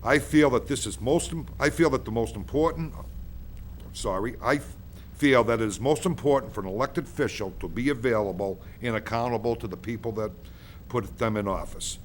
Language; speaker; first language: English; native; English